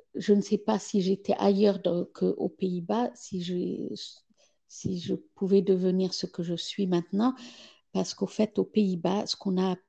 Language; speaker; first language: French; non-native, fluent; Amharic